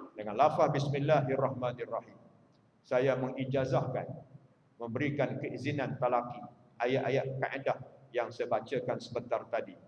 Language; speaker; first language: Malay; native; Malay